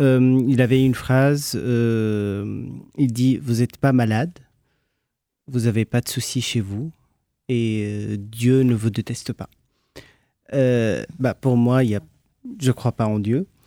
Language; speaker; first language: French; non-native, fluent; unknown